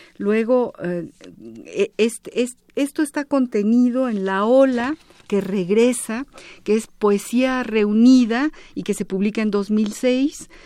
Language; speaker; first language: Spanish; native; Spanish